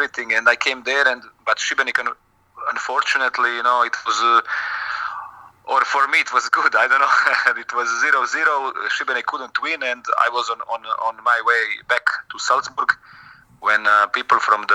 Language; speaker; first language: English; non-native, fluent; Croatian